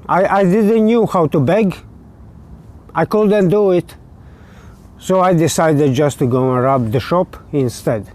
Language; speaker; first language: English; non-native, learner; Latvian